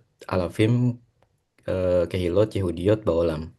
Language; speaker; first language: Hebrew; non-native, learner; Indonesian